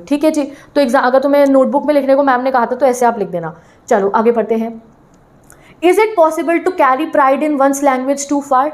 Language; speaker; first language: Hindi; native; Hindi